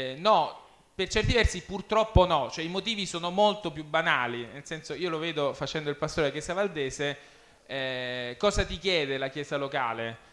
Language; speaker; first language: Italian; early bilingual, other home language; English